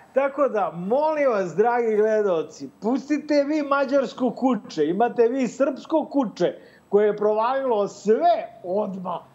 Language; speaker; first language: Serbian; native; Serbian